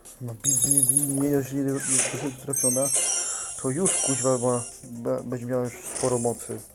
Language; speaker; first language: Polish; native; Polish